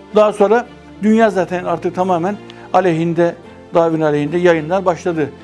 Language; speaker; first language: Turkish; native; Turkish